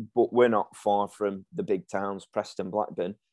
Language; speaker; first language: English; native; English